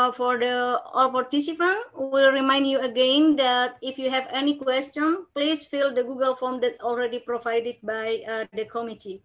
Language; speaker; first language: English; non-native, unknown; Indonesian